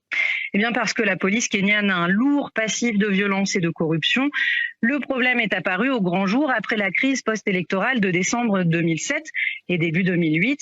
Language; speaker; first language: French; native; French